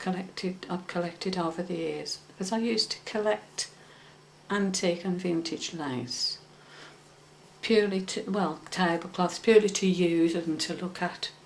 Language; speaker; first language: English; native; English